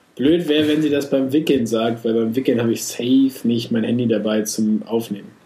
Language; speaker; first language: German; native; German